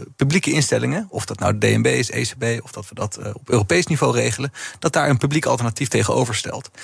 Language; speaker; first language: Dutch; native; Dutch